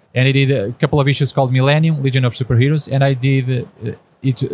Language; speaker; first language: English; non-native, fluent; Portuguese